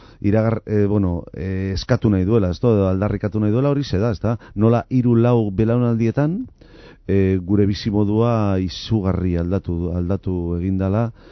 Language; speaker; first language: Basque; non-native, local second language; Spanish